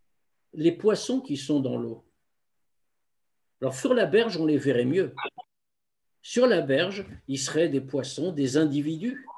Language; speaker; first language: French; native; French